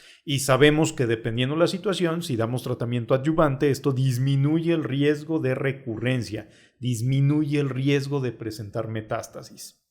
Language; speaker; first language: Spanish; native; Spanish